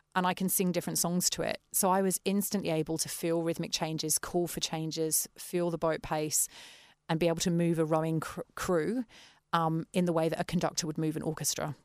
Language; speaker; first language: English; native; English